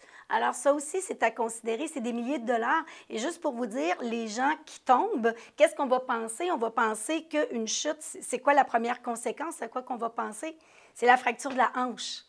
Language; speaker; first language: French; native; French